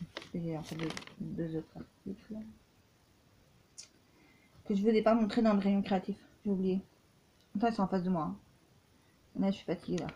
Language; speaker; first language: French; native; French